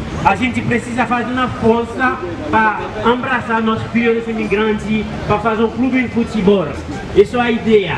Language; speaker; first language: Portuguese; non-native, learner; Haitian Creole